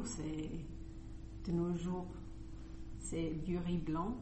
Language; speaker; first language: French; non-native, fluent; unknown